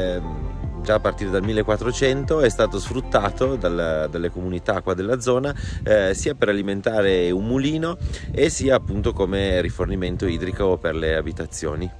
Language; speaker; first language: Italian; native; Italian